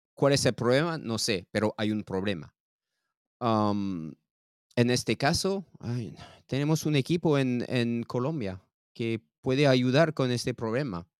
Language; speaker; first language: Spanish; non-native, learner; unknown